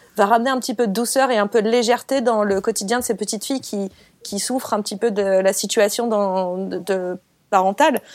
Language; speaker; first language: French; native; French